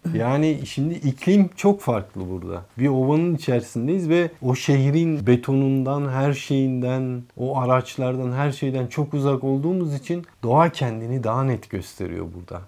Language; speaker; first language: Turkish; early bilingual, heritage; Turkish